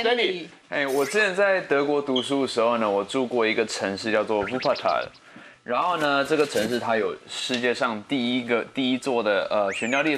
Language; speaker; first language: Chinese; non-native, fluent; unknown